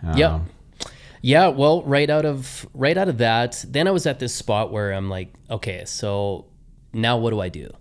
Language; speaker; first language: English; native; English